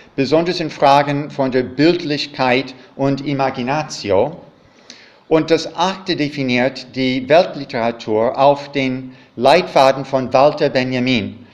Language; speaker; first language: German; non-native, fluent; English